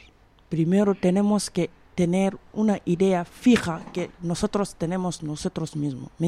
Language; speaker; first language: Spanish; non-native, fluent; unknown